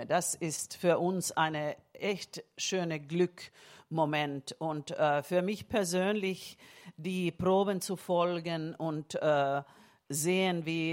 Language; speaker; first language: German; non-native, fluent; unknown